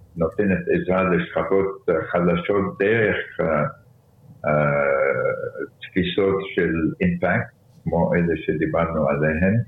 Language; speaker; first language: Hebrew; early bilingual, other home language; Arabic